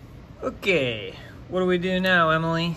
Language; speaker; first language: English; native; English